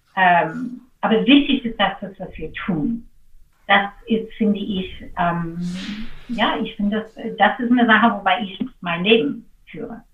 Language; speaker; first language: German; non-native, fluent; English